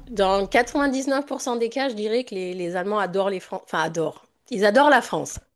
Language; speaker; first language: French; native; French